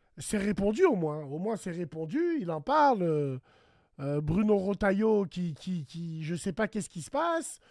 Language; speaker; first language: French; early bilingual, other home language; Arabic